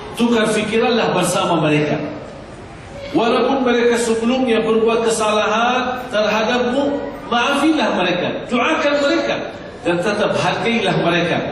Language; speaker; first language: Malay; non-native, fluent; Arabic